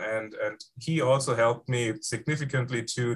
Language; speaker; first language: English; non-native, fluent; German